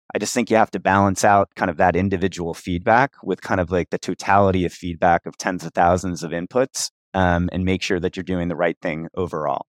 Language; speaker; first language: English; native; English